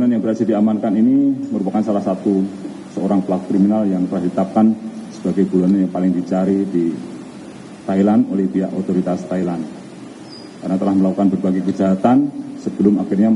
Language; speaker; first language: Indonesian; native; Indonesian